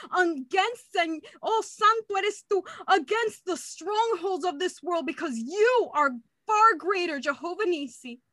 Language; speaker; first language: English; early bilingual, other home language; Spanish